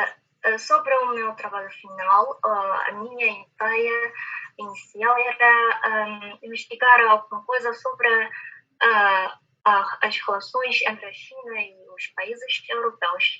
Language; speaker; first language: Portuguese; non-native, fluent; Chinese